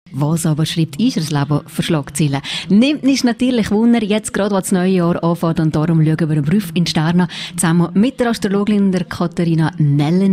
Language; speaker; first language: German; native; German